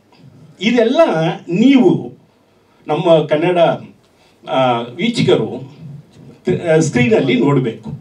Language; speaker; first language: Kannada; non-native, learner; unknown